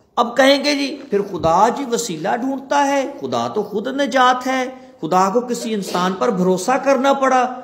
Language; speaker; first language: Urdu; non-native, local second language; Punjabi